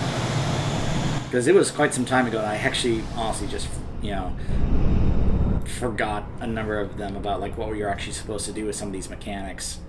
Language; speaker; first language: English; native; English